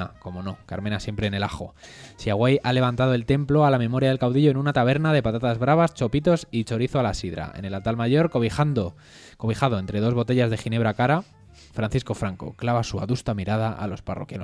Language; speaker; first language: Spanish; native; Spanish